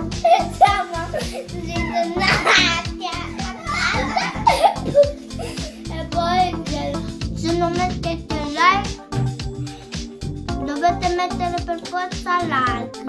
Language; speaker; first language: Italian; early bilingual, other home language; Filipino